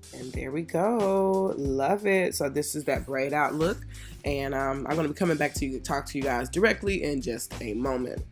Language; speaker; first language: English; native; English